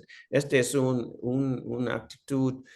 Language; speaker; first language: Spanish; non-native, fluent; English